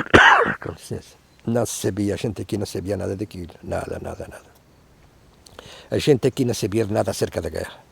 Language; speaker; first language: Portuguese; native; Portuguese